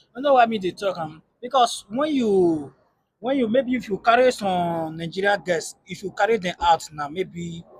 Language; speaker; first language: Nigerian Pidgin; native; Nigerian Pidgin